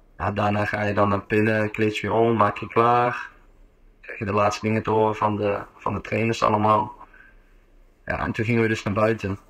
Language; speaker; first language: Dutch; native; Dutch